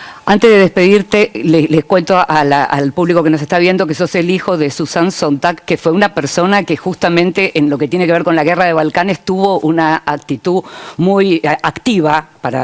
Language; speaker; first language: Spanish; native; Spanish